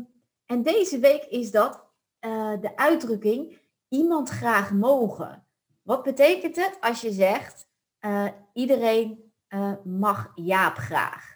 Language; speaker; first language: Dutch; native; Dutch